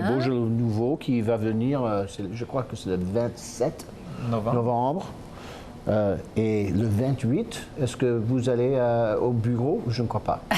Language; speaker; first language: French; non-native, local second language; English